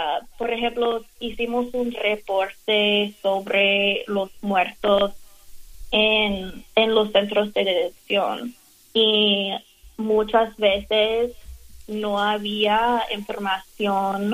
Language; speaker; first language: Spanish; non-native, fluent; English